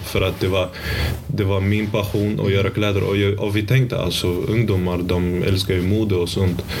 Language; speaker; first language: Swedish; early bilingual, other home language; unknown